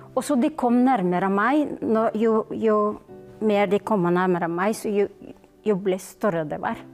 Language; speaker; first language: Norwegian; non-native, fluent; Filipino